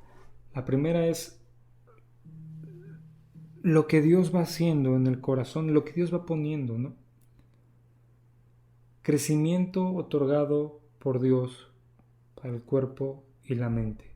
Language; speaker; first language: Spanish; native; Spanish